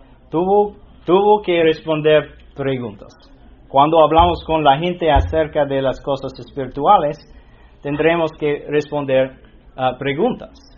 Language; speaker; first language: Spanish; non-native, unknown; English